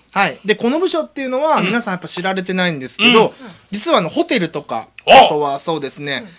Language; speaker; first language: Japanese; native; Japanese